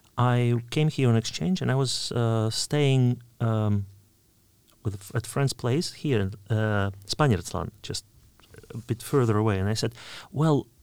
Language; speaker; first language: English; non-native, fluent; Russian